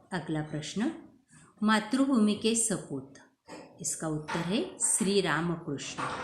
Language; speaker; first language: Hindi; non-native, local second language; Marathi